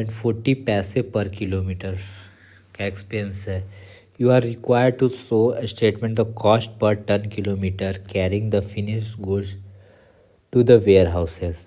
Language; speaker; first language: Hindi; native; Hindi